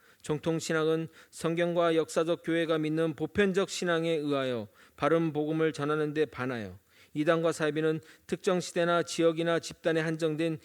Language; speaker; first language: Korean; native; Korean